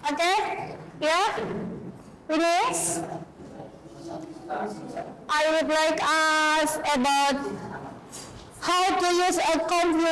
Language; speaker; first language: English; non-native, learner; Indonesian